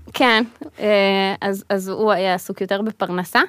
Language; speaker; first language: Hebrew; early bilingual, other home language; Russian